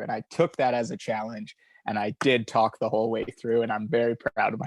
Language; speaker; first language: English; native; English